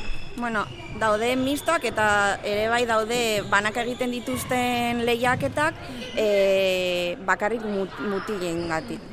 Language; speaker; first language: Basque; non-native, local second language; Spanish